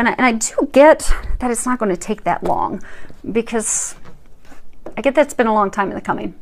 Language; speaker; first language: English; native; English